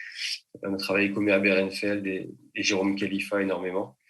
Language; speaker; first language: French; native; French